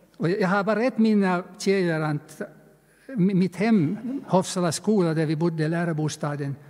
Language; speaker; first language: Swedish; native; Swedish